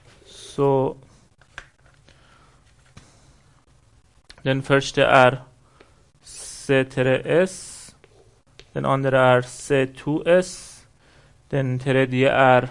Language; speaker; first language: Norwegian; non-native, fluent; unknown